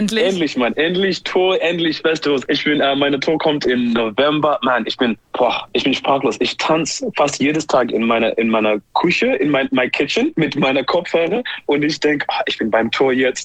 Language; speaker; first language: German; non-native, fluent; English